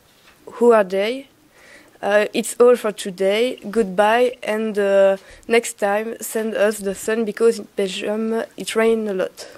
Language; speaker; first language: English; non-native, learner; French